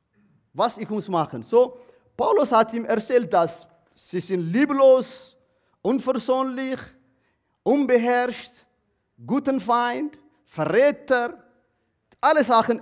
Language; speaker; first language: German; non-native, learner; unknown